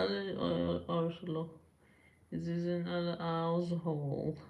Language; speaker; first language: German; non-native, learner; Persian